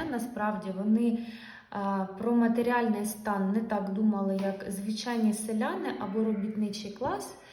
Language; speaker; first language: Ukrainian; non-native, local second language; Russian